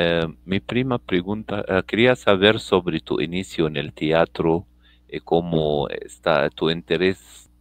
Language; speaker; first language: Spanish; non-native, learner; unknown